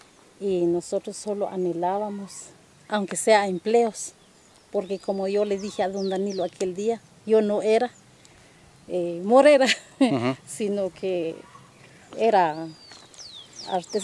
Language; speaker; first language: Spanish; non-native, local second language; Kaqchikel